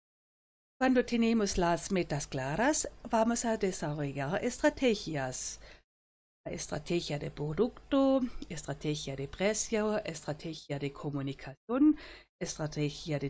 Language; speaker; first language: Spanish; non-native, fluent; German